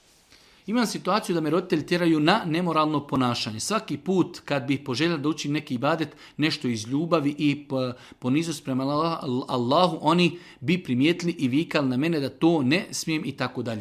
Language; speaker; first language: Croatian; native; Croatian